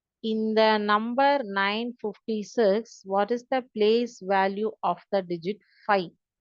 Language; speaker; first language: English; non-native, local second language; Tamil